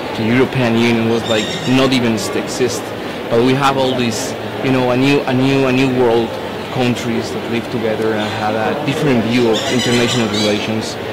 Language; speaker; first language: English; non-native, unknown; Spanish